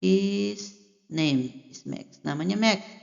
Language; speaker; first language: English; non-native, fluent; Indonesian